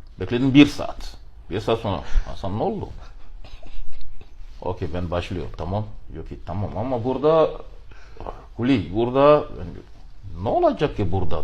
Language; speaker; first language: Turkish; non-native, learner; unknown